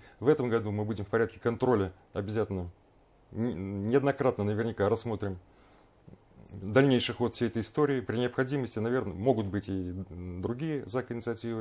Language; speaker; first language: Russian; native; Russian